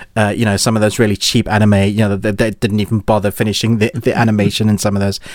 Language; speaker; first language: English; native; English